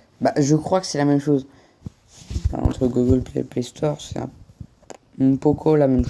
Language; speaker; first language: French; native; French